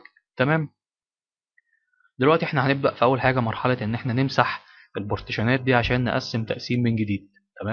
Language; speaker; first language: Arabic; native; Arabic